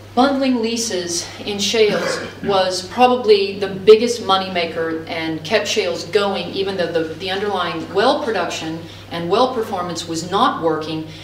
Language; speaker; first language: English; native; English